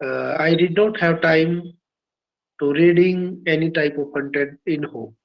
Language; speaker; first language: English; non-native, learner; Hindi